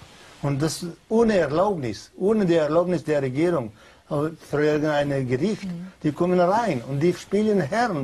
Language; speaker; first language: German; non-native, learner; Pashto